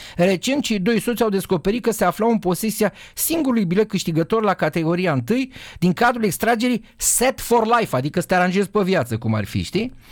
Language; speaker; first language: Romanian; native; Romanian